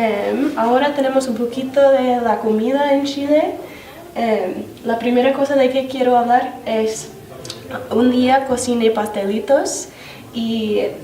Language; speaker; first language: Spanish; non-native, learner; English